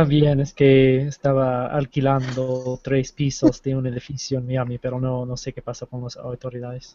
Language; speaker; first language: Spanish; non-native, learner; English